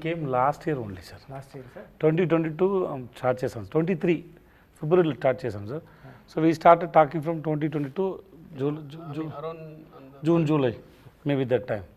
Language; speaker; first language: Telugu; non-native, learner; Tamil